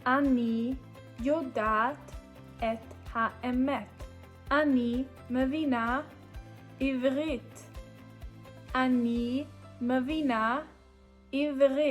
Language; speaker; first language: Hebrew; non-native, fluent; English